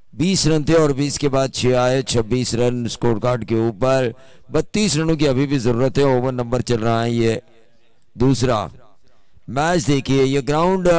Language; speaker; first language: Hindi; non-native, local second language; Marathi